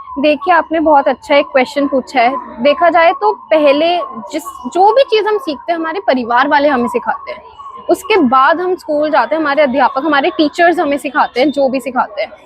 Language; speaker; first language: Hindi; native; Hindi